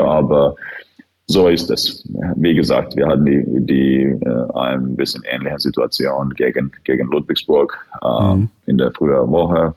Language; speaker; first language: German; non-native, fluent; Finnish